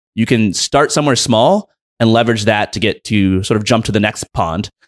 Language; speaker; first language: English; native; English